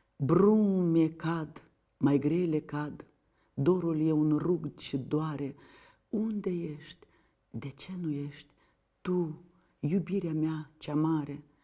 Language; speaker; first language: Romanian; native; Romanian